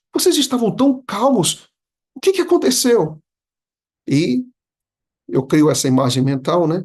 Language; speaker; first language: Portuguese; native; Portuguese